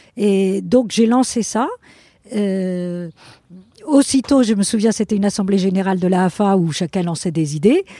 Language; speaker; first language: French; non-native, fluent; Spanish